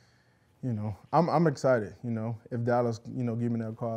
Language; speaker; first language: English; native; English